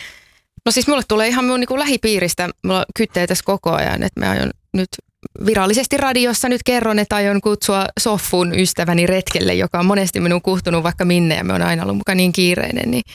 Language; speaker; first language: Finnish; native; Finnish